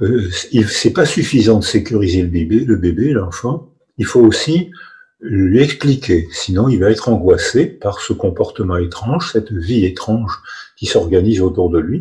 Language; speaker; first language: French; native; French